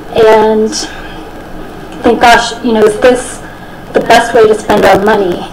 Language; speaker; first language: English; native; English